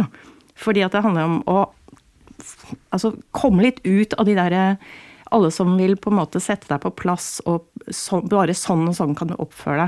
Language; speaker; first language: Norwegian; native; Norwegian